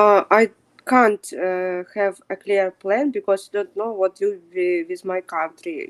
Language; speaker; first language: English; non-native, fluent; Ukrainian